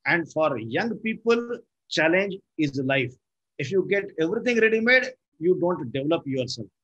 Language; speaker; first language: English; non-native, local second language; Marathi